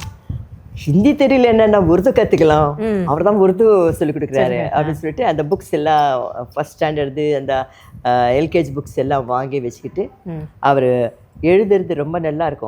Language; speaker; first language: Tamil; non-native, local second language; Telugu